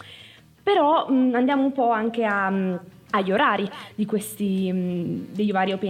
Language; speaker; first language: Italian; native; Italian